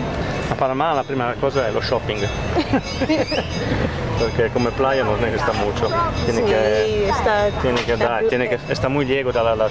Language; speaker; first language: Spanish; non-native, learner; Italian